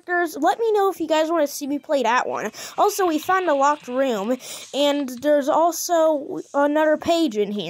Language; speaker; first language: English; native; English